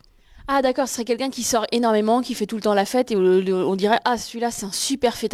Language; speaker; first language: French; native; French